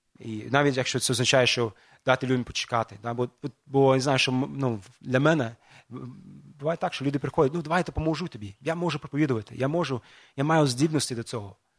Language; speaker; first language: Ukrainian; non-native, fluent; English